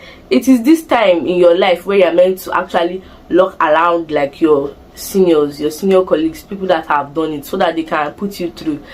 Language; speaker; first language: English; non-native, local second language; Igbo